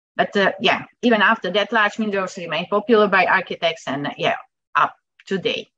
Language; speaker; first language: English; non-native, fluent; Dutch